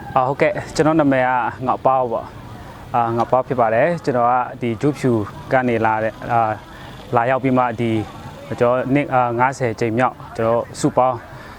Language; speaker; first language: Burmese; non-native, local second language; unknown